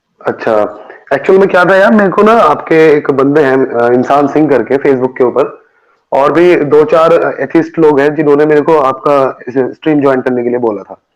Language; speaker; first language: Hindi; native; Hindi